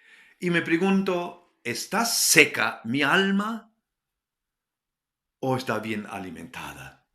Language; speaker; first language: Spanish; non-native, fluent; German